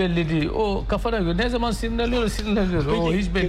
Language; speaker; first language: Turkish; non-native, learner; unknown